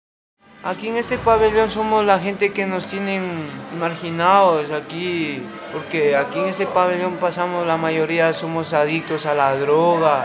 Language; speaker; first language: Spanish; native; Spanish